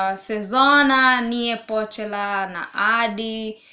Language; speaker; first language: Serbian; non-native, learner; Swahili